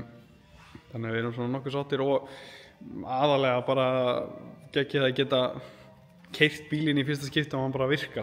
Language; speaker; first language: Icelandic; native; Icelandic